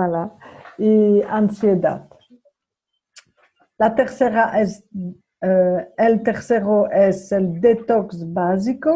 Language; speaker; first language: Spanish; non-native, fluent; French